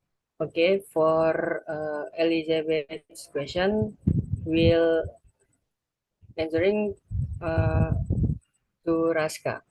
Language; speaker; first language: English; non-native, learner; Indonesian